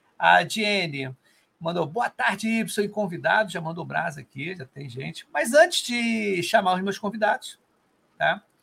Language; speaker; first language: Portuguese; native; Portuguese